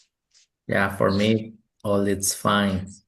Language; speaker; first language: English; non-native, learner; Spanish